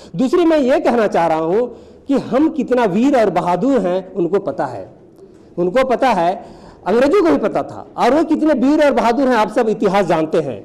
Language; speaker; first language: Hindi; native; Hindi